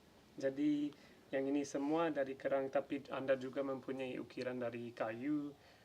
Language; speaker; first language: Indonesian; non-native, fluent; English